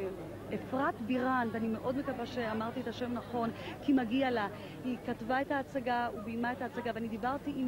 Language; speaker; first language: Hebrew; native; Hebrew